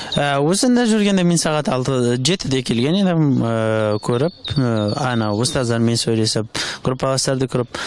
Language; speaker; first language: Kazakh; non-native, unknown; Pashto